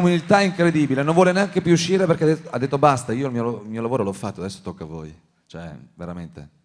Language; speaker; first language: Italian; native; Italian